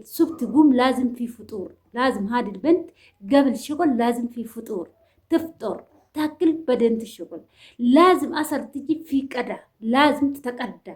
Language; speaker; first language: Arabic; non-native, learner; Oromo